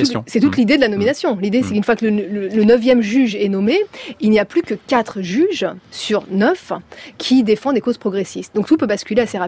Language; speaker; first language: French; native; French